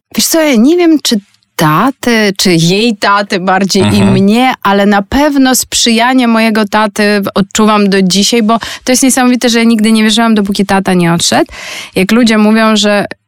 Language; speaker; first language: Polish; non-native, fluent; Ukrainian